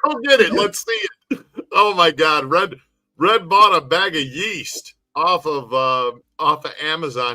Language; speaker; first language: English; native; English